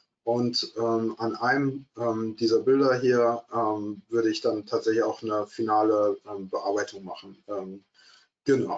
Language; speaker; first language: German; native; German